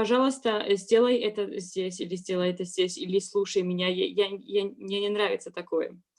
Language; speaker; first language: Russian; non-native, learner; Georgian